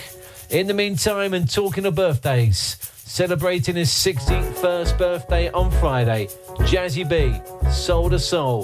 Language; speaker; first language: English; native; English